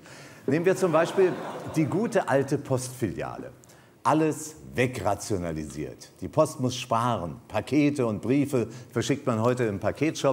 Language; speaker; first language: German; native; German